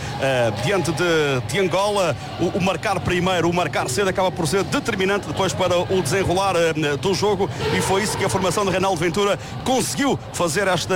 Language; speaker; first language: Portuguese; native; Portuguese